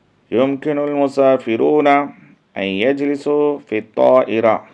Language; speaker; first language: Arabic; non-native, fluent; Urdu